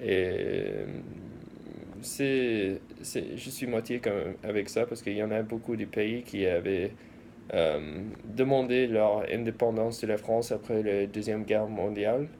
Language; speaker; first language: French; early bilingual, heritage; English